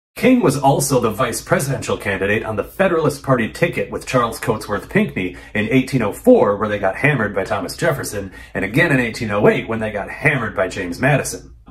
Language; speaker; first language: English; native; English